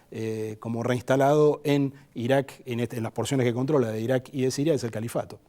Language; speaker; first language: Spanish; native; Spanish